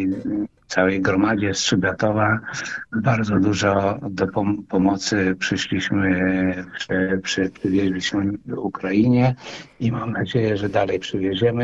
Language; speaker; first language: Polish; non-native, local second language; Ukrainian